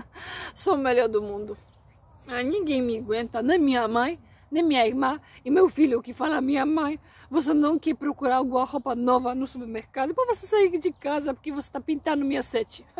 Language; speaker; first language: Portuguese; non-native, fluent; Polish